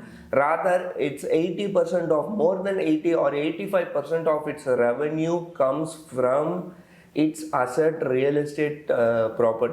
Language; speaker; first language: English; non-native, local second language; Tamil